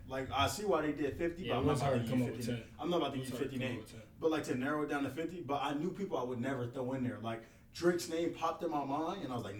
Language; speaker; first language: English; native; English